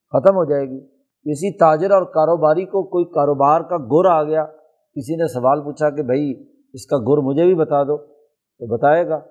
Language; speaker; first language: Urdu; non-native, local second language; Punjabi